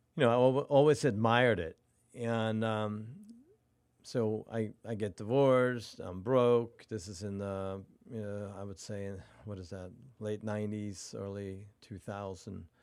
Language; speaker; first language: English; non-native, fluent; Norwegian